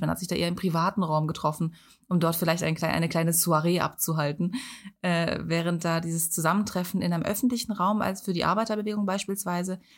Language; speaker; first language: German; native; German